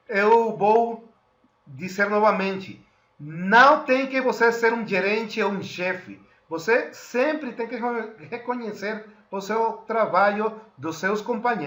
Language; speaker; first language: Portuguese; non-native, fluent; Spanish